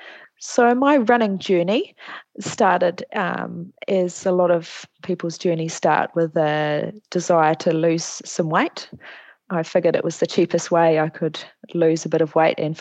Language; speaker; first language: English; native; English